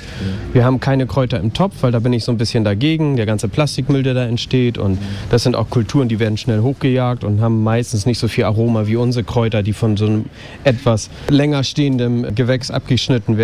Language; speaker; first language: German; native; German